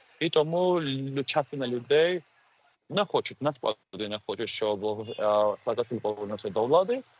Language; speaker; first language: Ukrainian; non-native, fluent; Georgian